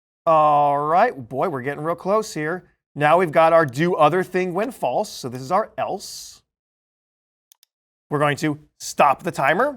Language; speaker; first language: English; native; English